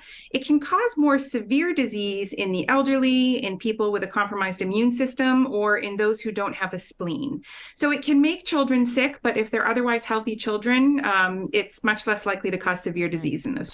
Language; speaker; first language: English; native; English